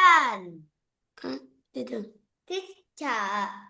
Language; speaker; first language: English; non-native, learner; Vietnamese